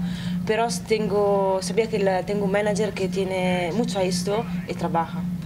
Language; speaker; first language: Italian; non-native, local second language; Spanish